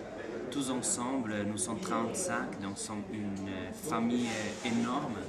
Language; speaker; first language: French; non-native, fluent; Italian